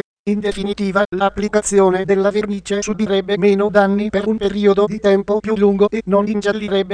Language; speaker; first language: Italian; native; Italian